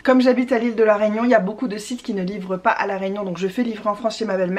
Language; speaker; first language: French; native; French